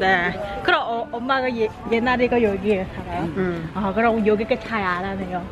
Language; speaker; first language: Korean; non-native, learner; Vietnamese